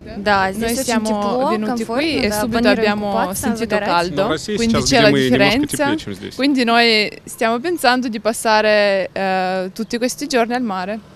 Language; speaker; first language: Italian; non-native, learner; Russian